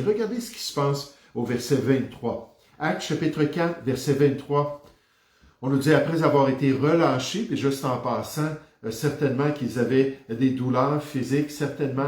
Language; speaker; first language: French; native; French